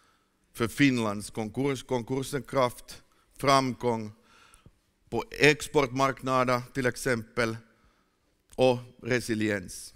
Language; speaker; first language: Swedish; non-native, fluent; Finnish